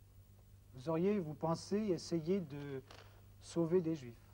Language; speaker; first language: French; native; French